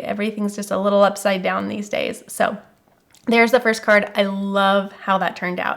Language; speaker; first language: English; native; English